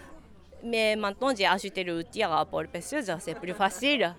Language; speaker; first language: French; non-native, learner; Japanese